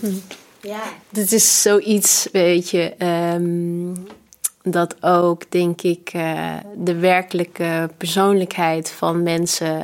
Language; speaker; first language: Dutch; early bilingual, other home language; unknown